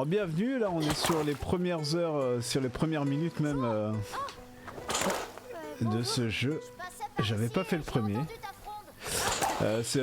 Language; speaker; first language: French; native; French